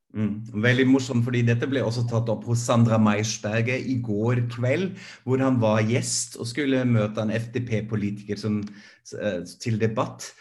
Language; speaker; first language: Norwegian; non-native, fluent; German